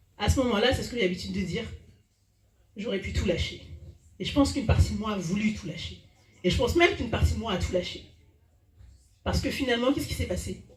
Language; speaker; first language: French; early bilingual, other home language; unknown